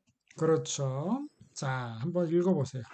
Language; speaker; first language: Korean; native; Korean